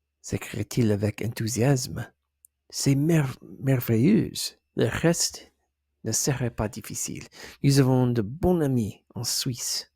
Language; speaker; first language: French; non-native, learner; English